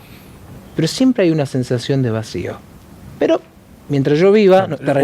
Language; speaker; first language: Spanish; native; Spanish